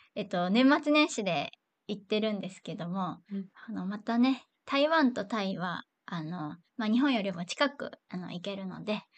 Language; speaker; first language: Japanese; native; Japanese